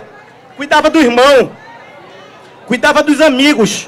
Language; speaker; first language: Portuguese; native; Portuguese